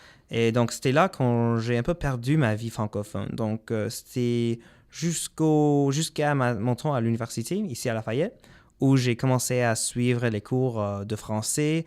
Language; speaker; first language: French; non-native, local second language; English